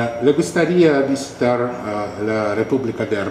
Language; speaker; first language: Spanish; non-native, learner; Russian